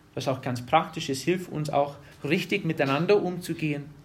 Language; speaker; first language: German; non-native, fluent; English